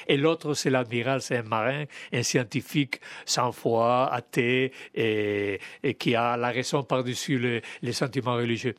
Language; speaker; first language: French; non-native, fluent; Spanish